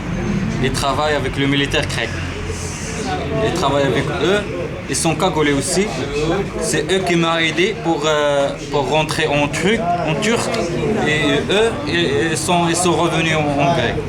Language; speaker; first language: French; non-native, learner; Arabic